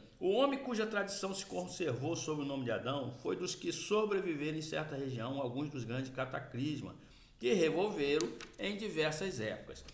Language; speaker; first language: Portuguese; native; Portuguese